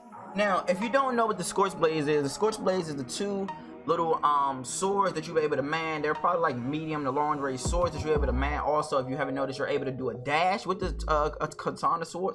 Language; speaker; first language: English; native; English